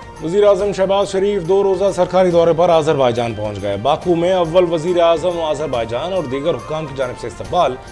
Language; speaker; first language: Urdu; native; Urdu